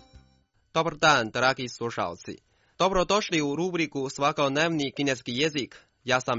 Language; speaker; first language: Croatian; non-native, fluent; Chinese